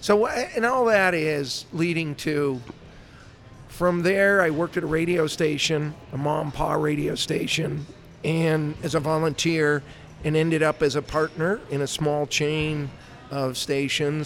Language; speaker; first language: English; native; English